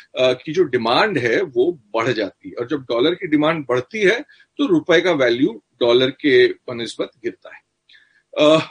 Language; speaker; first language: Hindi; native; Hindi